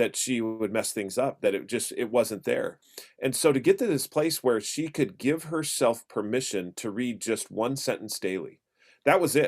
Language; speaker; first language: English; native; English